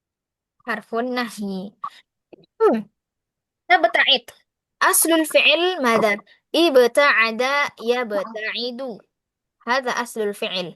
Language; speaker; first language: Arabic; non-native, fluent; Indonesian